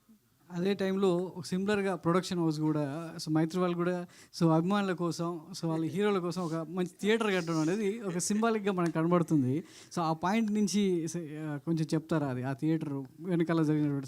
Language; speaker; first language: Telugu; native; Telugu